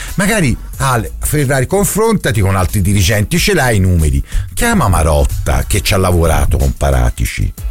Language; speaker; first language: Italian; native; Italian